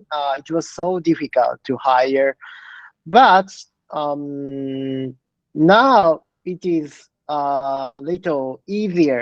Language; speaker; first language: English; non-native, learner; Japanese